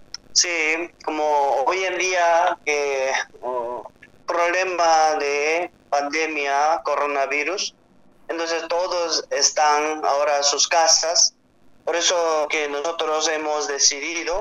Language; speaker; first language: Spanish; non-native, learner; Korean